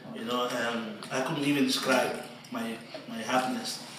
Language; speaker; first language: English; non-native, fluent; Upper Guinea Crioulo